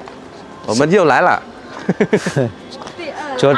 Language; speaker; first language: Chinese; non-native, learner; Vietnamese